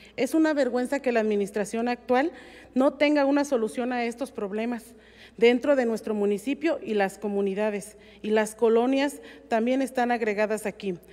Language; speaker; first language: Spanish; native; Spanish